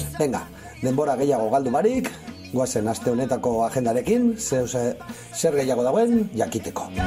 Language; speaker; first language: Basque; native; Basque